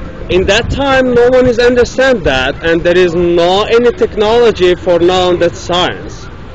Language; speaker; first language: English; non-native, learner; Turkish